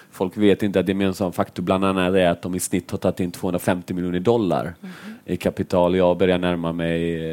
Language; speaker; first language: Swedish; early bilingual, other home language; Finnish